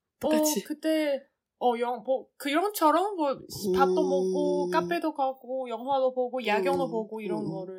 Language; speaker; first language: Korean; non-native, learner; Chinese